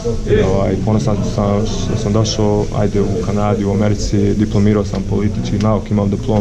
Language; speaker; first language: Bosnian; early bilingual, heritage; Croatian